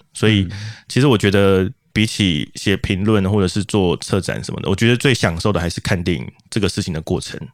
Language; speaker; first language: Chinese; native; Chinese